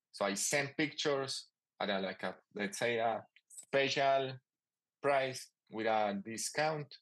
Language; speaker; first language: English; non-native, fluent; Spanish